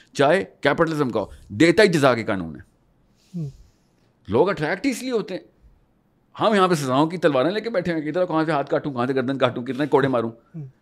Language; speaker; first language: Urdu; native; Urdu